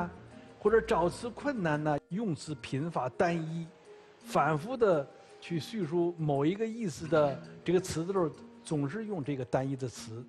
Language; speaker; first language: Chinese; native; Chinese